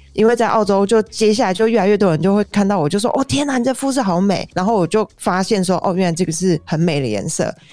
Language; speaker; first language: Chinese; native; Chinese